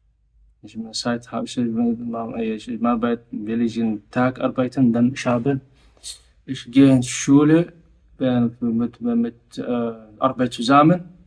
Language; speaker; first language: German; non-native, learner; Somali